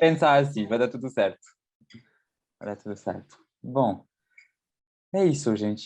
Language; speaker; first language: Portuguese; non-native, fluent; French